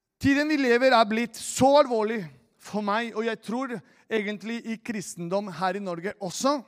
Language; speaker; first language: Norwegian; non-native, fluent; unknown